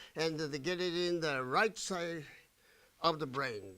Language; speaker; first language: English; non-native, fluent; Japanese